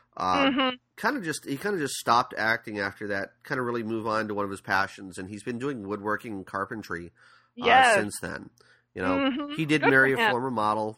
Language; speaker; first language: English; native; English